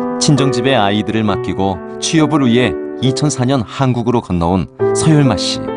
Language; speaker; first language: Korean; native; Korean